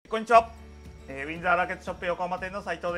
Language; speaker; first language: Japanese; native; Japanese